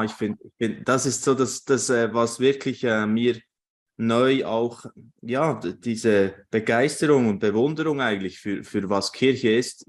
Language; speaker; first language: German; native; German